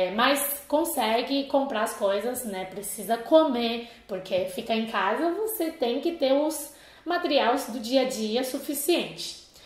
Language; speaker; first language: Portuguese; non-native, fluent; Chinese